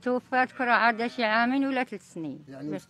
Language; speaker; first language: Arabic; native; Arabic